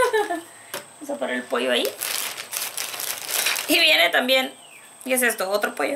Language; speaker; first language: Spanish; native; Spanish